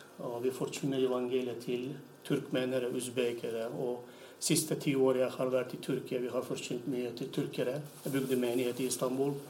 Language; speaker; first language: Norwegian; non-native, fluent; Turkmen